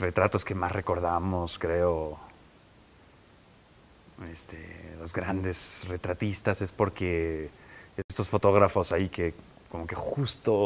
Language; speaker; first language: Spanish; native; Spanish